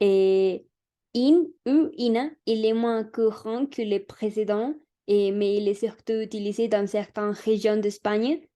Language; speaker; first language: French; non-native, learner; Spanish